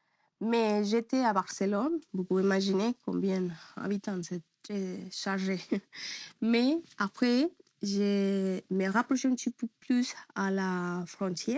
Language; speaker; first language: French; non-native, learner; Spanish